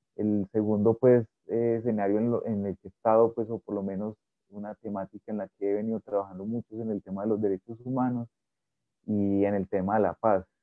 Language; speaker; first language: Spanish; native; Spanish